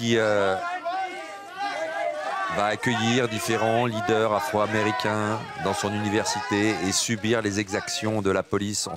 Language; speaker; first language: French; native; French